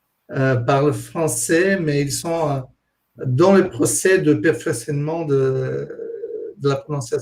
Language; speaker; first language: French; non-native, fluent; Portuguese